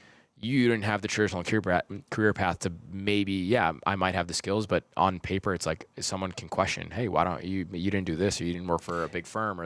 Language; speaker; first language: English; early bilingual, heritage; Persian